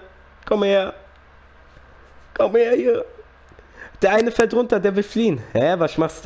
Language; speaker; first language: German; native; German